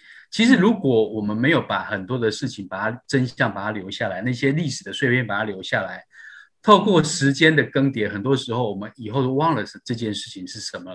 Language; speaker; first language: Chinese; native; Chinese